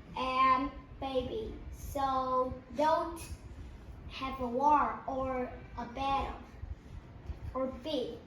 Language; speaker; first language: English; non-native, learner; Vietnamese